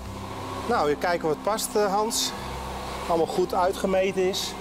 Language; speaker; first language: Dutch; native; Dutch